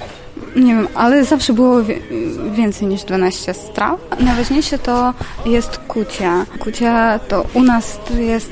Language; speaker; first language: Polish; non-native, fluent; Ukrainian